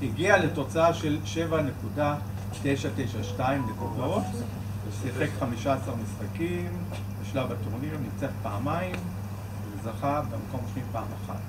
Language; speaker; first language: Hebrew; native; Hebrew